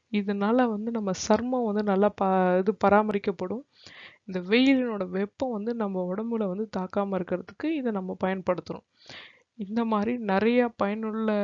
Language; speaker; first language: Tamil; native; Tamil